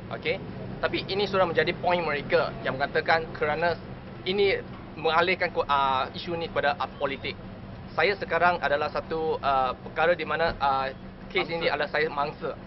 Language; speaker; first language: Malay; non-native, local second language; Chinese